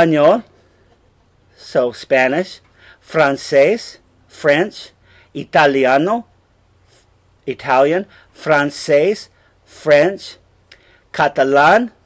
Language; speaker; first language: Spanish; non-native, fluent; English